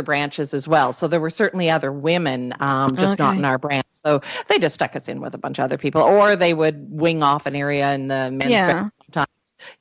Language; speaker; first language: English; native; English